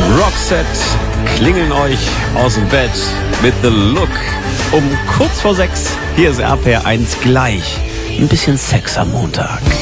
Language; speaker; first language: German; native; German